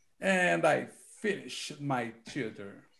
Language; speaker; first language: English; non-native, learner; Portuguese